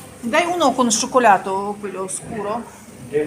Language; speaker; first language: Italian; non-native, learner; Ukrainian